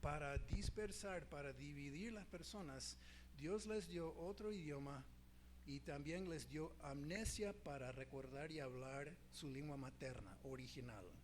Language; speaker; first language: Spanish; non-native, fluent; English